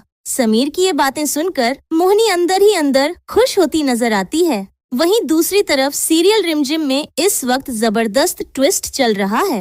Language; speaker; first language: Hindi; native; Hindi